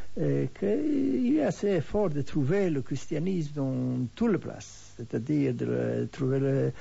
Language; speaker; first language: French; non-native, fluent; Hebrew